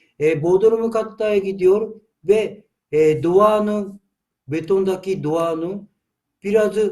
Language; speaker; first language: Turkish; non-native, learner; Japanese